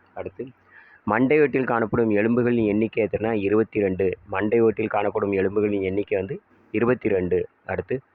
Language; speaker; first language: Tamil; native; Tamil